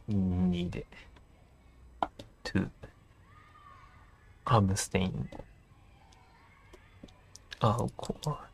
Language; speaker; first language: English; non-native, learner; Japanese